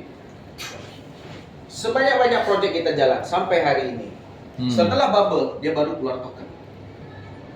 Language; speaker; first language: Indonesian; native; Indonesian